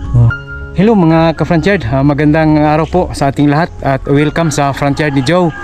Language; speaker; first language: Filipino; non-native, local second language; Cebuano